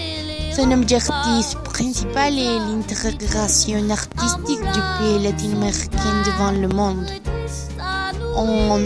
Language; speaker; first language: French; non-native, learner; Spanish